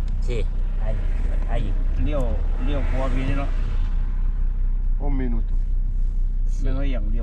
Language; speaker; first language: Spanish; non-native, learner; Thai